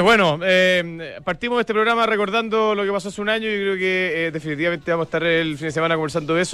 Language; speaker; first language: Spanish; native; Spanish